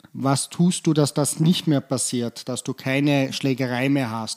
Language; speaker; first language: German; native; German